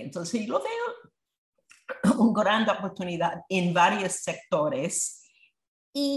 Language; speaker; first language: Spanish; non-native, fluent; English